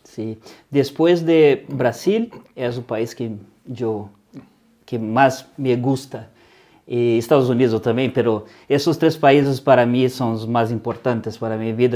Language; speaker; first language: Spanish; non-native, fluent; Portuguese